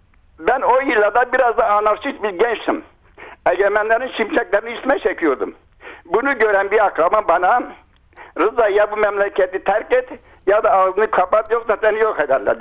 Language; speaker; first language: Turkish; non-native, local second language; Kurdish